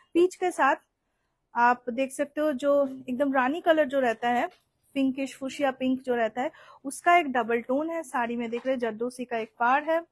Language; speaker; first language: Hindi; non-native, local second language; Bangla